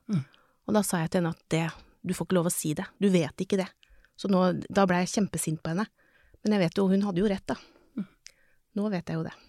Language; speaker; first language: Norwegian; native; Norwegian